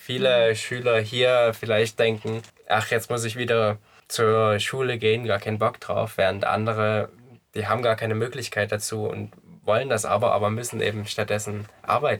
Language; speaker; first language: German; native; German